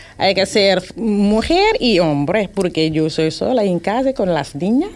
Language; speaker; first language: Spanish; non-native, learner; Wolof